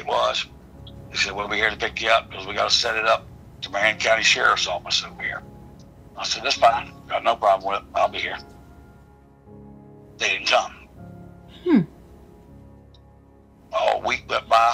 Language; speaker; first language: English; native; English